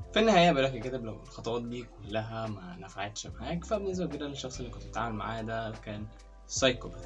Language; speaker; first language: Arabic; native; Arabic